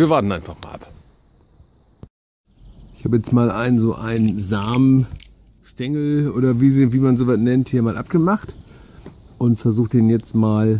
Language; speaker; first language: German; native; German